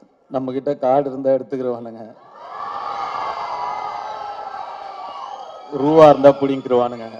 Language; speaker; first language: Tamil; native; Tamil